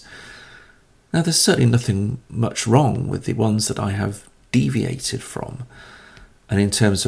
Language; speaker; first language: English; native; English